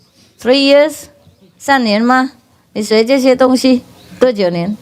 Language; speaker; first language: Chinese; non-native, fluent; Vietnamese